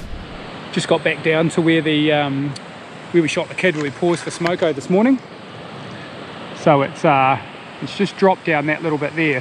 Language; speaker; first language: English; native; English